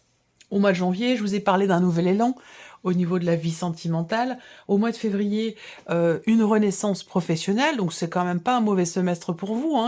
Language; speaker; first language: French; native; French